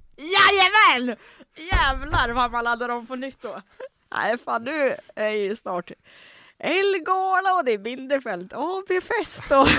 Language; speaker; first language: Swedish; early bilingual, other home language; Russian